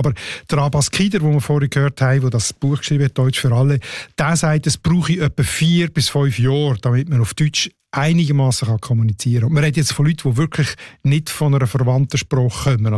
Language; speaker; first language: German; native; German